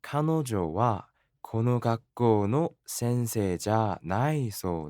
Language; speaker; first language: Japanese; non-native, learner; Korean